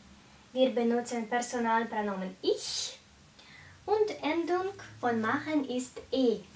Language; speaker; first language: German; non-native, fluent; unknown